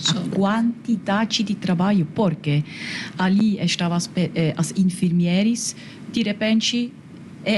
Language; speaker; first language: Portuguese; non-native, learner; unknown